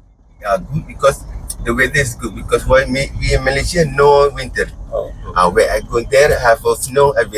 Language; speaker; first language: English; non-native, learner; Malay